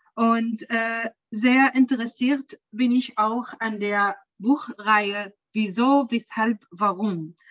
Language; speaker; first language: German; non-native, learner; Arabic